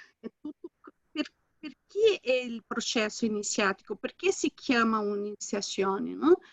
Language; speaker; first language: Italian; non-native, fluent; Portuguese